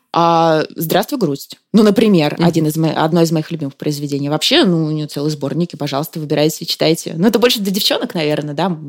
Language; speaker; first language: Russian; native; Russian